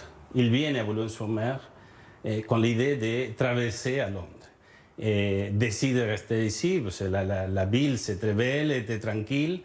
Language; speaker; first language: French; non-native, learner; Spanish